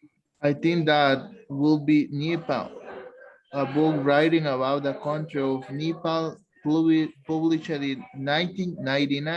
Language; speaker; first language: English; non-native, learner; Spanish